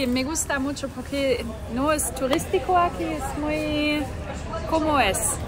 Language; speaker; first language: Spanish; non-native, learner; German